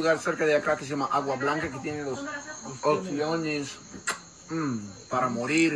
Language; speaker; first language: Spanish; non-native, fluent; English